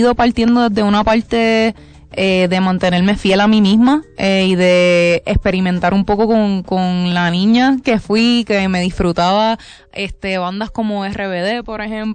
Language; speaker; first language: Spanish; native; Spanish